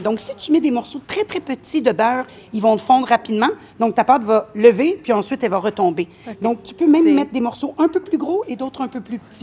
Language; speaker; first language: French; native; French